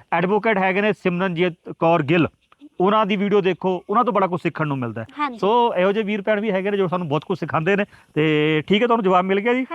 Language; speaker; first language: Punjabi; non-native, local second language; Hindi